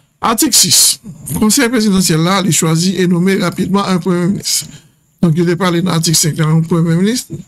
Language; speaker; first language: French; non-native, local second language; Haitian Creole